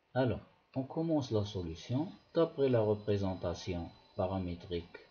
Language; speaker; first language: French; non-native, local second language; Arabic